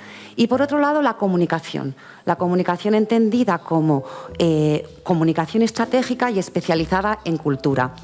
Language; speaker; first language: Spanish; native; Spanish